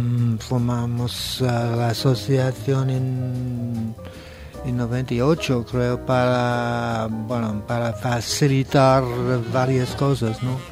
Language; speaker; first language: Spanish; non-native, learner; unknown